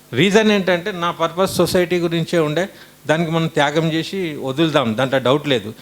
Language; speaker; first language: Telugu; native; Telugu